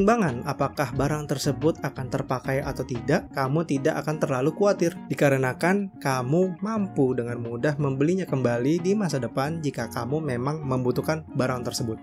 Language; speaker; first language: Indonesian; native; Indonesian